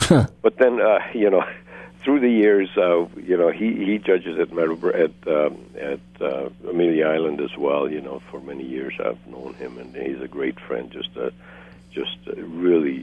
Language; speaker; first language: English; non-native, fluent; Hungarian